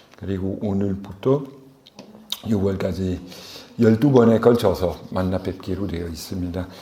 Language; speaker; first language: Korean; non-native, fluent; French